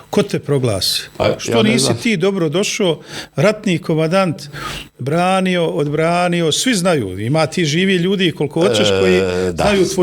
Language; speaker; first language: Bosnian; native; Bosnian